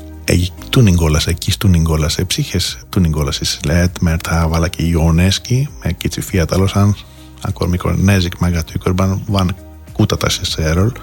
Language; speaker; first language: Hungarian; non-native, fluent; Greek